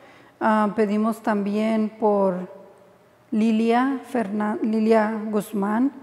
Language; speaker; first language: Spanish; native; Spanish